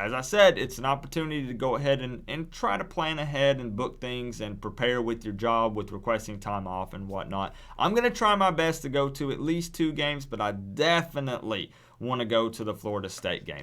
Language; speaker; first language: English; native; English